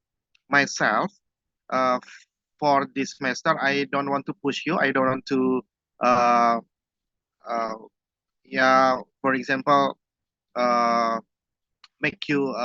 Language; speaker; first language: English; non-native, fluent; Indonesian